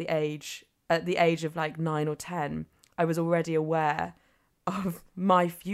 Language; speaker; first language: English; native; English